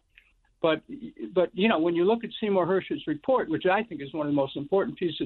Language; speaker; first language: English; native; English